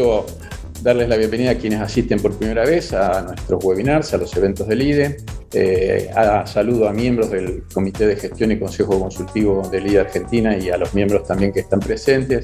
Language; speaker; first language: Spanish; native; Spanish